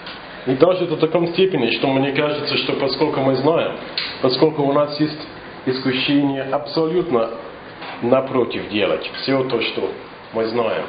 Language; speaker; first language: Russian; non-native, fluent; English